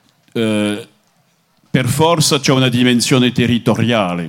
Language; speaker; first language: Italian; non-native, fluent; French